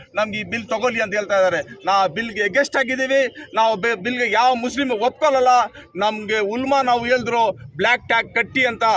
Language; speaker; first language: Kannada; non-native, local second language; Urdu